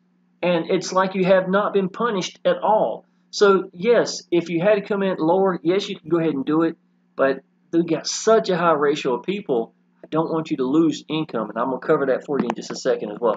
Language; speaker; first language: English; native; English